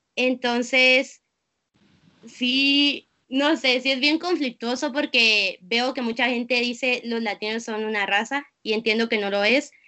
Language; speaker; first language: Spanish; native; Spanish